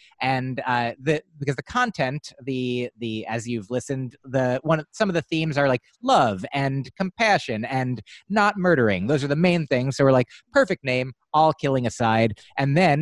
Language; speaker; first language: English; native; English